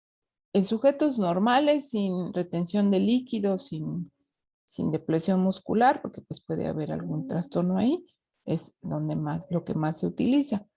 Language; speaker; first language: Spanish; native; Spanish